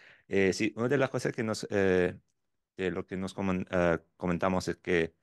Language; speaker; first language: Spanish; non-native, fluent; English